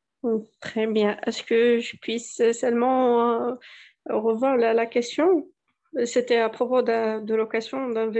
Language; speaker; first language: French; non-native, learner; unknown